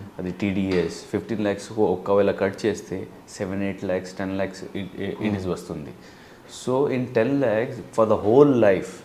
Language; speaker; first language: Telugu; non-native, learner; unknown